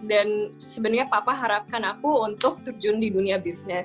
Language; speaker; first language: Indonesian; non-native, local second language; English